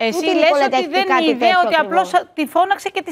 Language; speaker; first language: Greek; native; Greek